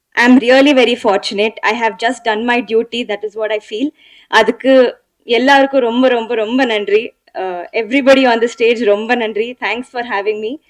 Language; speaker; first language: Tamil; non-native, learner; Telugu